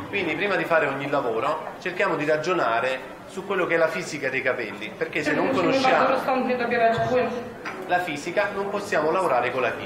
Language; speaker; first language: Italian; native; Italian